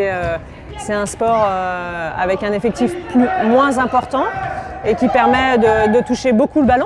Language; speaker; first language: French; native; French